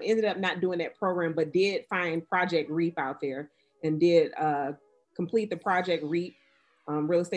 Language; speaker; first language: English; native; English